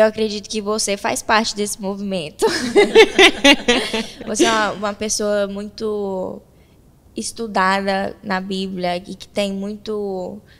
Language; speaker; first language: Portuguese; early bilingual, heritage; Portuguese